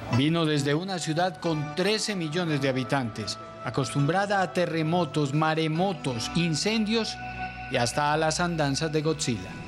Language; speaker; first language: Spanish; native; Spanish